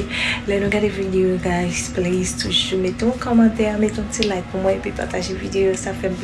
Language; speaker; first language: French; non-native, learner; Haitian Creole